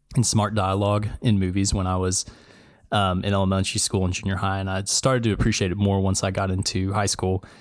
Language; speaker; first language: English; native; English